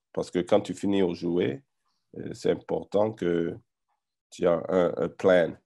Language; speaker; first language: French; non-native, learner; English